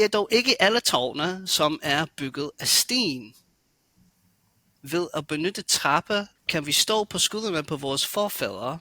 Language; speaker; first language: Danish; native; Danish